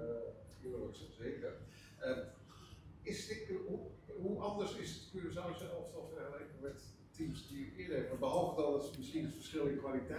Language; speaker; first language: Dutch; non-native, local second language; Papiamento